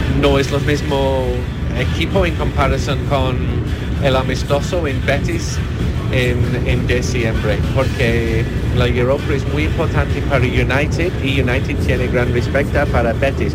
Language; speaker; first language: Spanish; non-native, learner; English